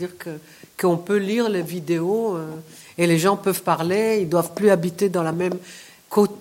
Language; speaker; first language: French; non-native, fluent; Hebrew